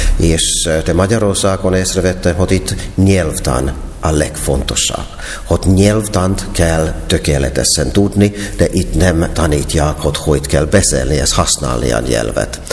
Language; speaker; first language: Hungarian; non-native, fluent; Finnish